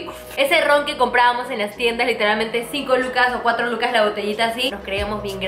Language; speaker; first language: Spanish; native; Spanish